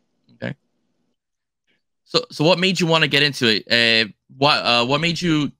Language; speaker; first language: English; native; English